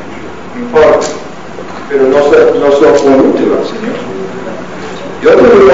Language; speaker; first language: Spanish; non-native, learner; English